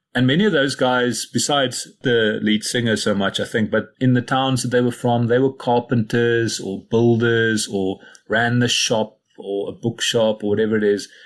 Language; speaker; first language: English; non-native, local second language; Afrikaans